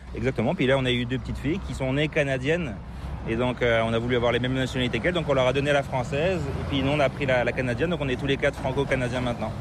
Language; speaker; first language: French; native; French